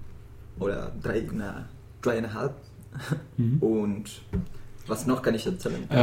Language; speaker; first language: German; non-native, fluent; Spanish